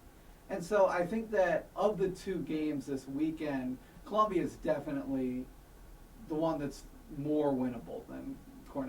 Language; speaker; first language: English; native; English